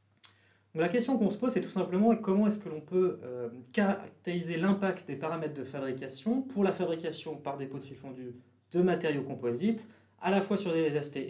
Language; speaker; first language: French; native; French